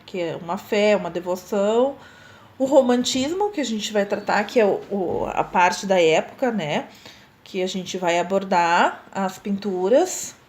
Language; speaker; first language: Portuguese; native; Portuguese